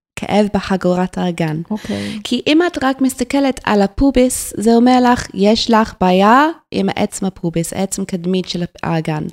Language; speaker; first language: Hebrew; non-native, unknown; English